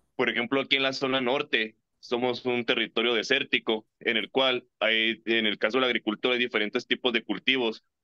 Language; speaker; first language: Spanish; native; Spanish